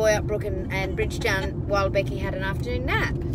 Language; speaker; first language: English; native; English